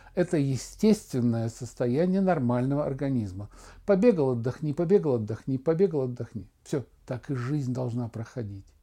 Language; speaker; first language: Russian; native; Russian